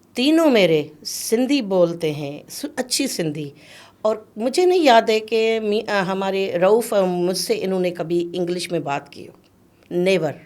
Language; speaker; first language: Urdu; non-native, local second language; Sindhi